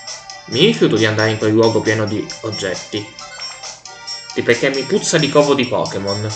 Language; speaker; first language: Italian; native; Italian